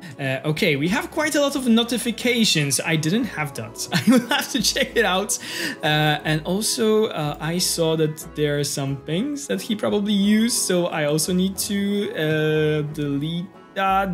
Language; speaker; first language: English; non-native, fluent; Polish